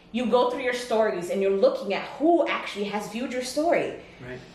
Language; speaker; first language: English; early bilingual, other home language; Portuguese